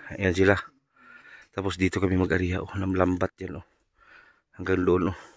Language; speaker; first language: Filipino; non-native, local second language; Cebuano